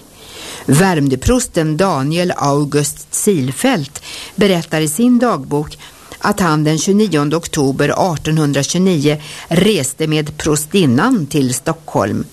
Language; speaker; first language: Swedish; native; Swedish